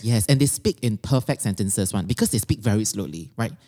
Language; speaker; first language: English; native; English